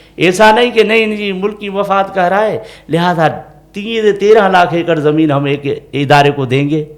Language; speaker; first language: Urdu; non-native, local second language; Sindhi